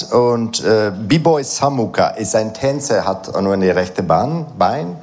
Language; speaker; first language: German; non-native, fluent; Italian